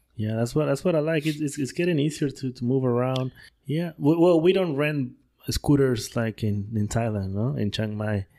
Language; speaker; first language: English; non-native, fluent; Spanish